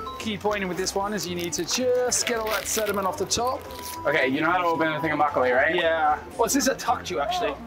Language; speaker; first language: English; native; English